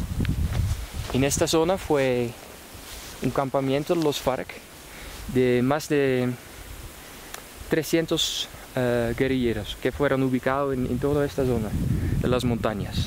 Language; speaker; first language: Spanish; non-native, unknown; Dutch